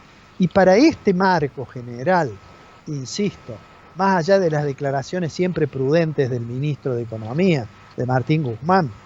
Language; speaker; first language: Spanish; native; Spanish